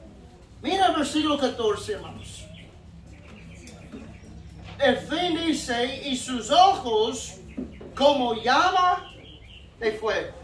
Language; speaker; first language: Spanish; non-native, fluent; English